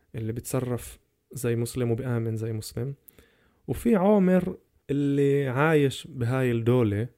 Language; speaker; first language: Arabic; non-native, fluent; Hebrew